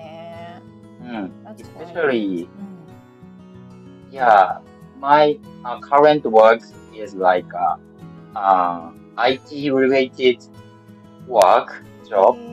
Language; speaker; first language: English; non-native, learner; Japanese